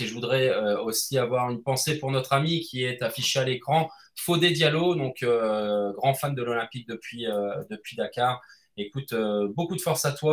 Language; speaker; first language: French; native; French